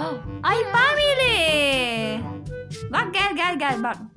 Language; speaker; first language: Turkish; non-native, learner; Filipino